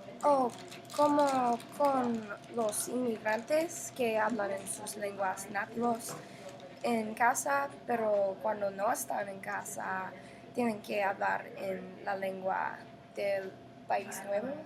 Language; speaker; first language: Spanish; non-native, learner; English